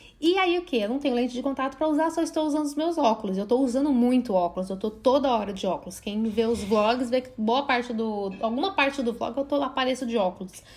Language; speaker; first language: Portuguese; native; Portuguese